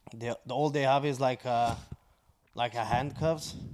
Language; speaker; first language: English; non-native, fluent; Bulgarian